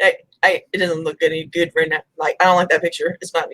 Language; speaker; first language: English; native; English